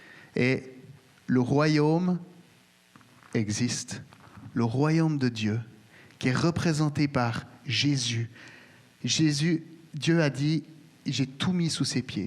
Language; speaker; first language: French; native; French